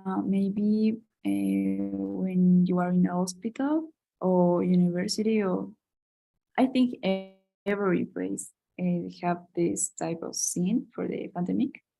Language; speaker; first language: English; non-native, learner; Spanish